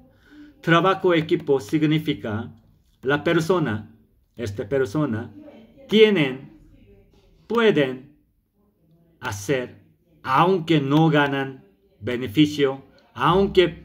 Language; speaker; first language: Spanish; non-native, learner; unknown